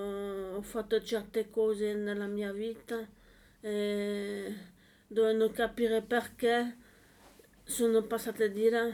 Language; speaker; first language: Italian; non-native, learner; French